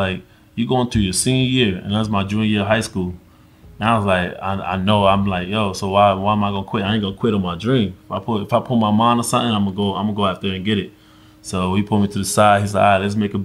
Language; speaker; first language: English; early bilingual, other home language; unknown